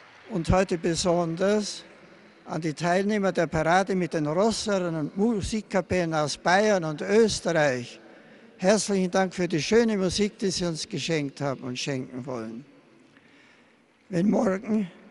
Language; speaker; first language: German; native; German